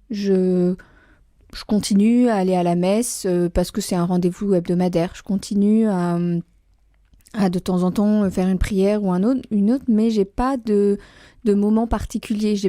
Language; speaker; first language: French; native; French